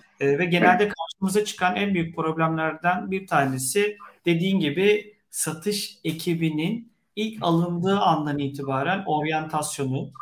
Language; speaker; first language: Turkish; native; Turkish